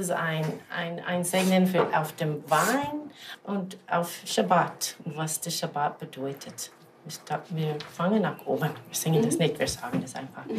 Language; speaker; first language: German; non-native, fluent; English